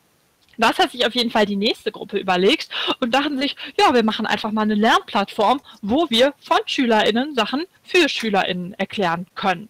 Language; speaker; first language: German; native; German